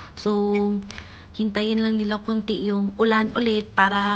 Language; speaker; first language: Filipino; native; Filipino